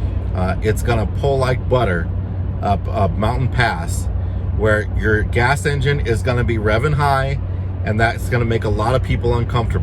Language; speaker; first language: English; native; English